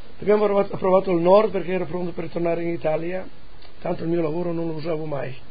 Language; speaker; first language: Italian; non-native, local second language; Friulian